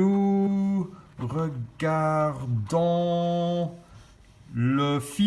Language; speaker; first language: French; non-native, fluent; English